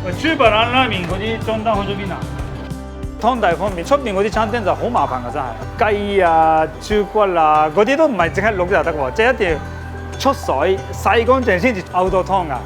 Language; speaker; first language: Cantonese; non-native, fluent; Japanese